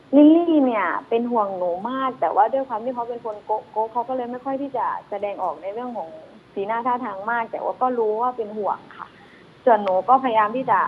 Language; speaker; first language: Thai; native; Thai